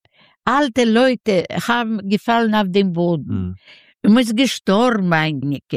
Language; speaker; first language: German; non-native, fluent; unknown